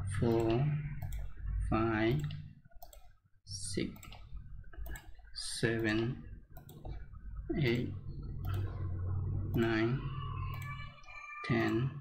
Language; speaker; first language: English; non-native, learner; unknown